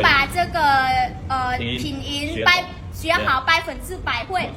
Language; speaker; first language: Chinese; non-native, fluent; Khmer